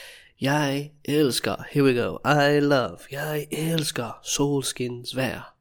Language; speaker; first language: Danish; non-native, fluent; English